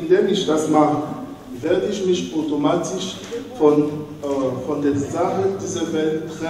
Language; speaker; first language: German; non-native, learner; French